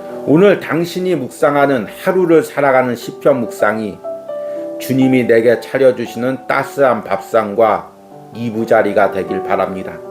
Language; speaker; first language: Korean; native; Korean